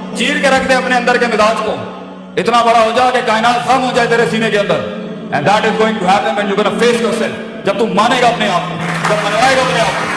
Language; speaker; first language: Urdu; non-native, local second language; Punjabi